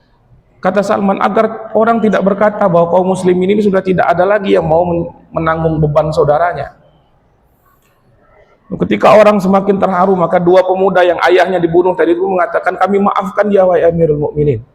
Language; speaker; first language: Indonesian; native; Indonesian